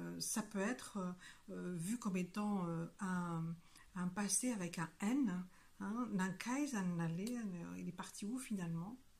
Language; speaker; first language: French; non-native, local second language; Malagasy